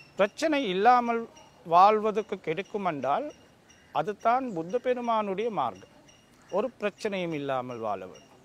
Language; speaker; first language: Tamil; non-native, local second language; Sinhala